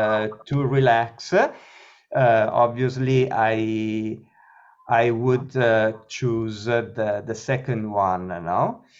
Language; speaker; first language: English; non-native, learner; Italian